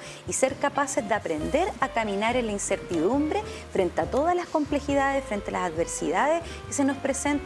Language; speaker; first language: Spanish; native; Spanish